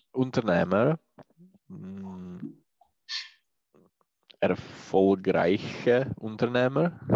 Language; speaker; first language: German; non-native, learner; Czech